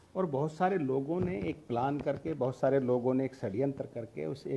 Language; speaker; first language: Hindi; native; Hindi